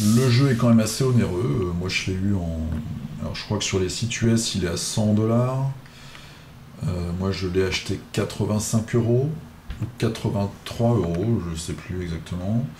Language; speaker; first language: French; native; French